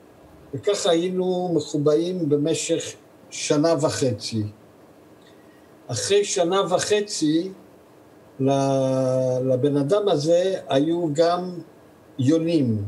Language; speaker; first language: Hebrew; early bilingual, other home language; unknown